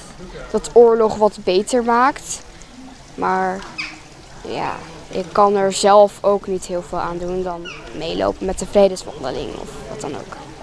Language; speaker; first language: Dutch; early bilingual, other home language; Polish